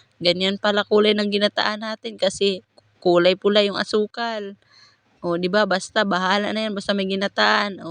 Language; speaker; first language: Filipino; non-native, local second language; Cebuano